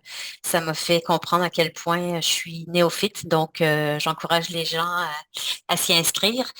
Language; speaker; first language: French; native; French